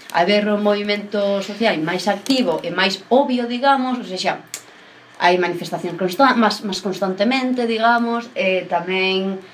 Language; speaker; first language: Galician; non-native, local second language; Spanish